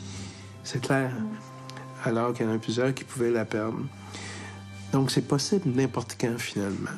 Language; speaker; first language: French; native; French